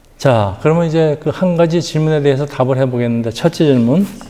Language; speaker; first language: Korean; native; Korean